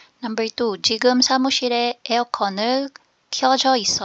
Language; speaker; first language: Korean; non-native, fluent; Filipino